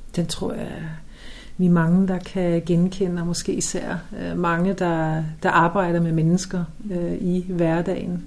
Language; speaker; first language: Danish; native; Danish